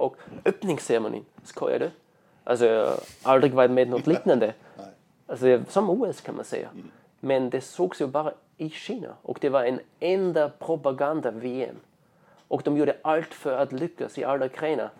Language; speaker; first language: Swedish; non-native, fluent; German